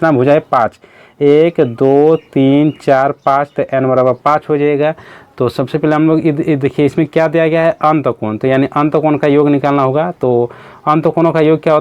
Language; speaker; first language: Hindi; native; Hindi